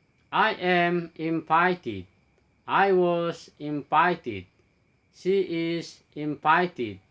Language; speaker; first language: English; non-native, fluent; Indonesian